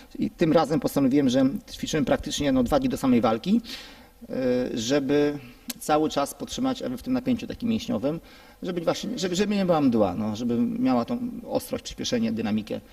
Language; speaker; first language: Polish; native; Polish